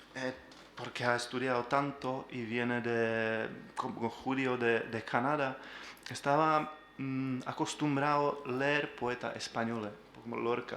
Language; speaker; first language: Spanish; non-native, learner; Czech